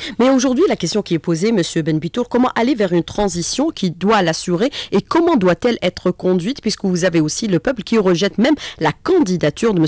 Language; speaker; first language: French; non-native, local second language; Arabic